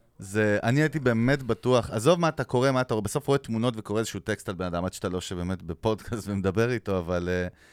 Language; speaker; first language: Hebrew; native; Hebrew